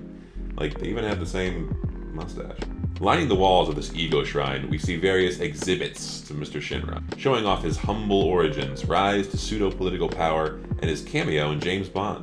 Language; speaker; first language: English; native; English